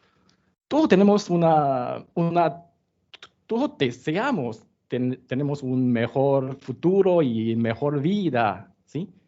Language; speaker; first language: Spanish; non-native, learner; Chinese